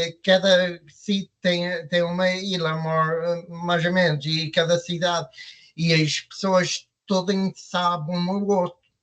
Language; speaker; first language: Portuguese; early bilingual, heritage; Portuguese